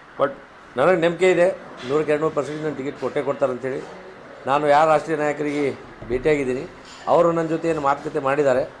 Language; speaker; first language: Kannada; non-native, local second language; Lambadi